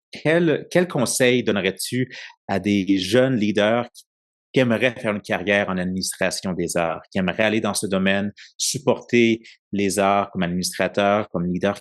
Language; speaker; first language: French; native; French